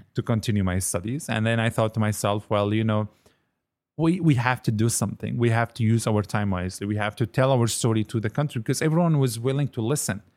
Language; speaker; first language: English; non-native, fluent; Arabic